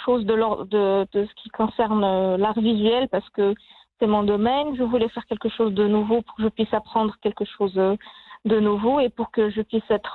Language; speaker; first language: French; non-native, local second language; Arabic